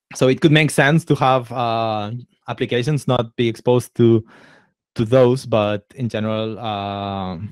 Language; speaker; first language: English; non-native, fluent; Catalan